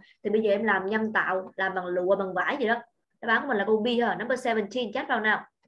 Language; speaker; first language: Vietnamese; native; Vietnamese